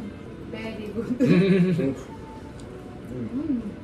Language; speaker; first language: English; non-native, learner; Spanish